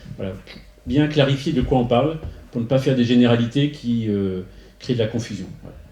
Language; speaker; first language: French; native; French